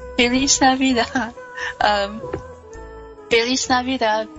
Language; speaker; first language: Spanish; non-native, learner; English